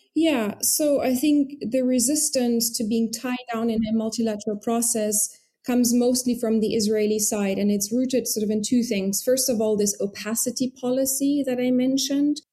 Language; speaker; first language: English; non-native, fluent; German